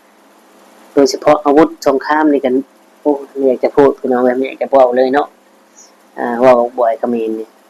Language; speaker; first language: Thai; non-native, local second language; Lao